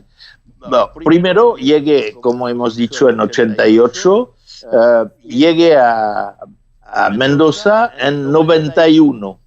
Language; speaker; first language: Spanish; non-native, fluent; French